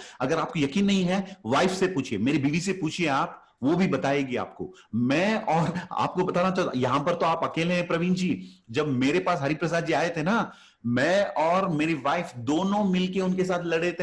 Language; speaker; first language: Hindi; native; Hindi